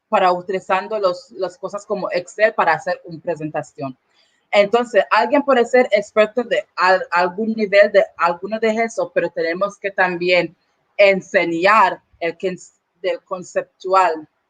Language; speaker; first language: Spanish; non-native, learner; English